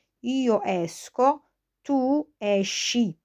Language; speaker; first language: Italian; non-native, fluent; Arabic